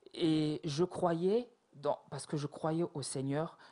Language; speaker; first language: French; native; French